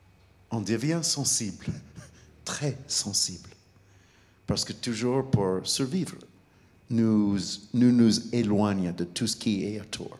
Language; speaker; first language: French; non-native, fluent; English